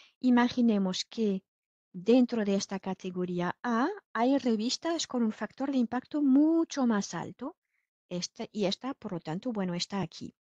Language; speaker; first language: Spanish; non-native, fluent; French